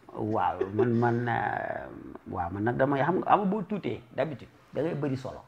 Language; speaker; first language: Wolof; native; Wolof